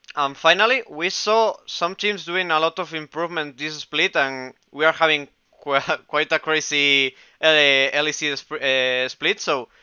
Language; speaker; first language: English; non-native, fluent; Spanish